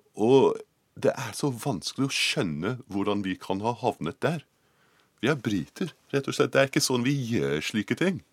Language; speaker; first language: Norwegian; non-native, fluent; English